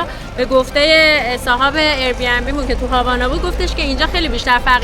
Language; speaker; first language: Persian; native; Persian